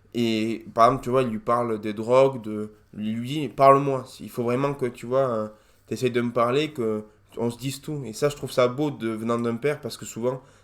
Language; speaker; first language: French; native; French